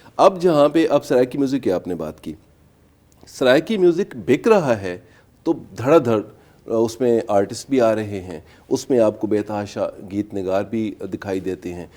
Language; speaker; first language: Urdu; non-native, local second language; Saraiki